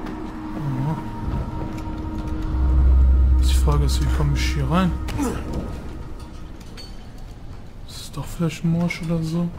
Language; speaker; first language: German; native; German